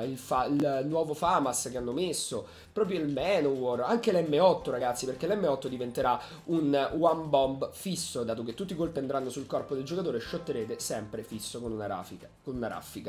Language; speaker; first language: Italian; native; Italian